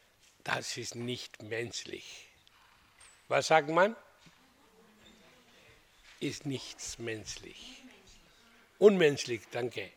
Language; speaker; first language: German; non-native, learner; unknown